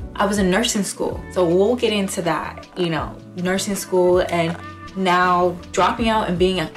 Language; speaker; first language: English; native; English